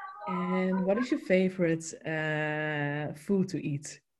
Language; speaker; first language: English; non-native, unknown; Dutch